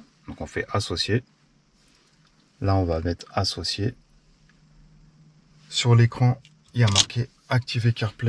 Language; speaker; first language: French; native; French